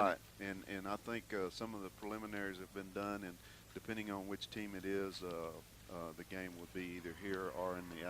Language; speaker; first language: English; native; English